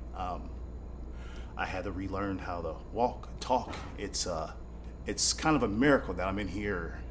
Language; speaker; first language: English; native; English